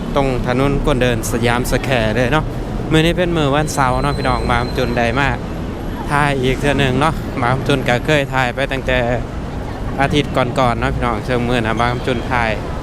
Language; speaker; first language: Thai; native; Thai